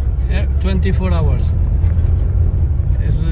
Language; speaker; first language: English; non-native, fluent; Spanish